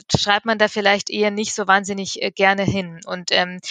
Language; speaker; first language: German; early bilingual, other home language; Russian